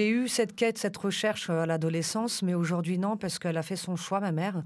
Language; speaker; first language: French; early bilingual, other home language; Romanian